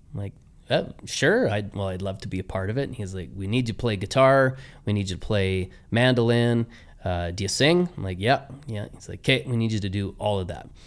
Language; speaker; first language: English; native; English